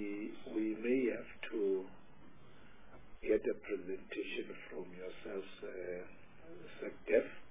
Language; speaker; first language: English; non-native, local second language; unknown